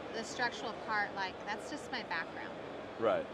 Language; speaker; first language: English; native; English